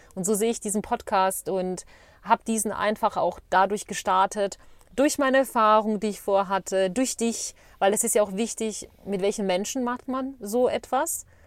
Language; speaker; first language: German; early bilingual, other home language; Bosnian